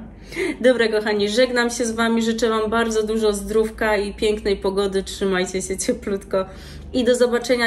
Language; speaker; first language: Polish; native; Polish